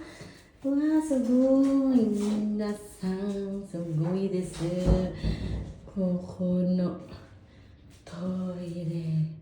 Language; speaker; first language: Japanese; non-native, learner; Filipino